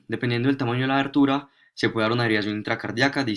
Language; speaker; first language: Spanish; native; Spanish